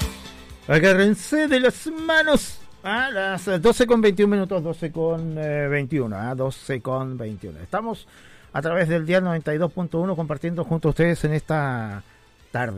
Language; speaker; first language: Spanish; native; Spanish